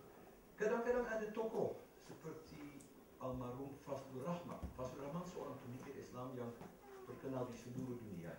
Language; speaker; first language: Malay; non-native, fluent; Dutch